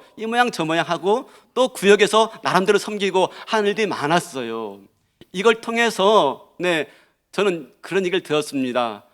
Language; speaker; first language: Korean; native; Korean